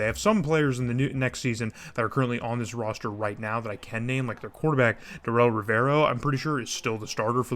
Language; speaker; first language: English; native; English